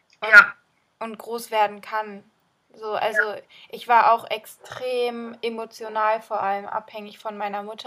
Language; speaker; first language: German; native; German